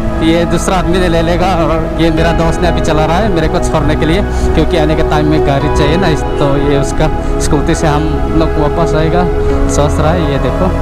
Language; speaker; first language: Hindi; non-native, local second language; Mizo